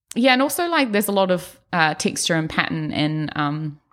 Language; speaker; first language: English; native; English